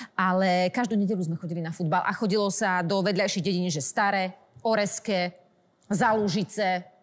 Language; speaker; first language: Slovak; native; Slovak